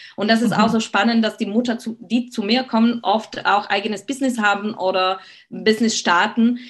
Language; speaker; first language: German; non-native, fluent; Slovak